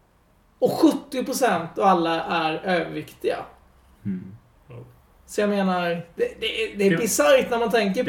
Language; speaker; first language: Swedish; native; Swedish